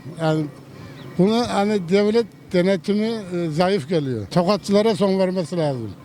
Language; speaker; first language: Turkish; native; Turkish